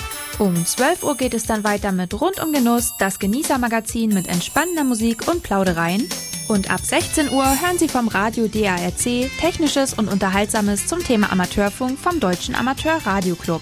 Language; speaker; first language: German; native; German